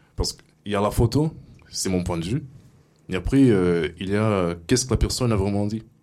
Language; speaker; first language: French; non-native, fluent; Portuguese